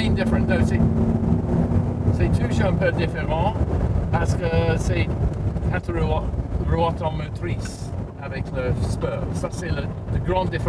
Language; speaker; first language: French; non-native, learner; English